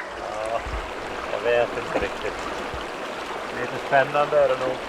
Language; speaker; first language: Swedish; native; Swedish